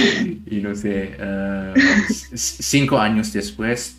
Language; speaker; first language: Spanish; non-native, learner; German